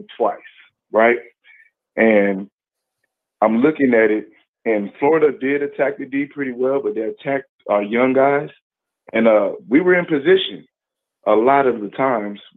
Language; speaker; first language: English; native; English